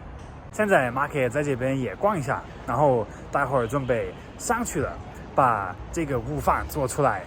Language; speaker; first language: Chinese; non-native, fluent; German